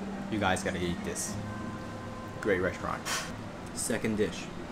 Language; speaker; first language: English; non-native, fluent; Japanese